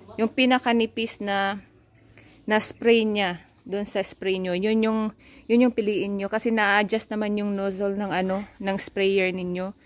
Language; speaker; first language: Filipino; non-native, local second language; Cebuano